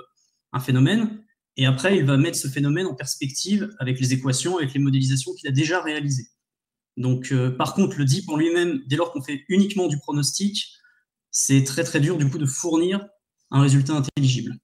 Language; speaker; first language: French; native; French